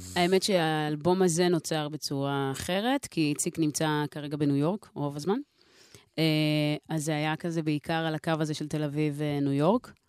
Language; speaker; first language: Hebrew; native; Hebrew